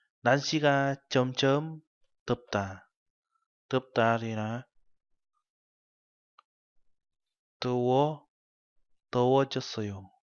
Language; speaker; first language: Korean; non-native, fluent; Vietnamese